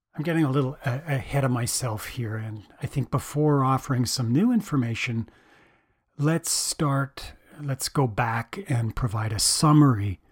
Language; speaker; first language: English; native; English